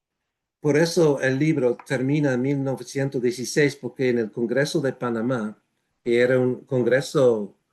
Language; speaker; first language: Spanish; non-native, fluent; English